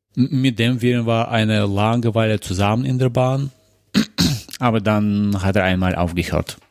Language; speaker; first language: German; non-native, fluent; Russian